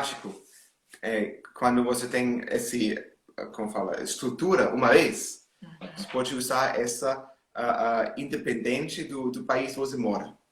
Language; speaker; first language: Portuguese; non-native, learner; German